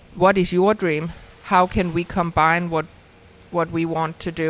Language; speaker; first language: English; non-native, fluent; Danish